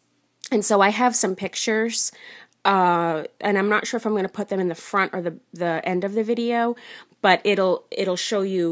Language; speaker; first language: English; native; English